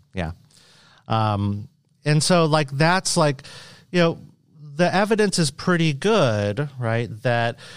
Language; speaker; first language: English; native; English